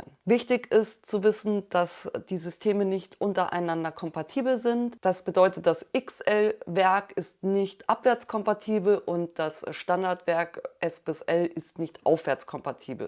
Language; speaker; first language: German; native; German